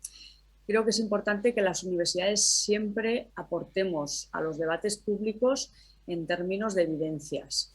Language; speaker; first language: Spanish; native; Spanish